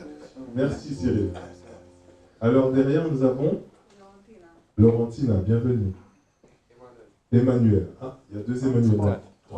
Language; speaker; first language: French; native; French